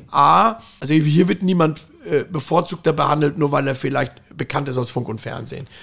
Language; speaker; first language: German; native; German